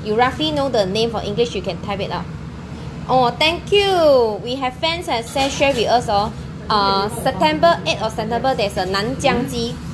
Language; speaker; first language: English; non-native, local second language; Chinese